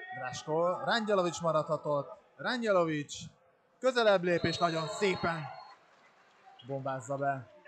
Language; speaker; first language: Hungarian; native; Hungarian